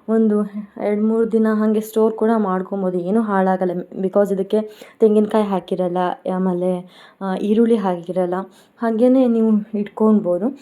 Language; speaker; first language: Kannada; non-native, local second language; Konkani